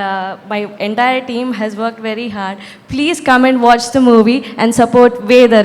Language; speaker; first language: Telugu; non-native, learner; Kannada